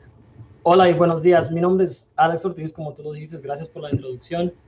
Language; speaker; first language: Spanish; early bilingual, other home language; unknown